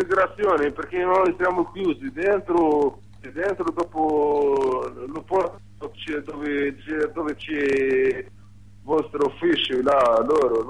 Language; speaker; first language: Italian; non-native, learner; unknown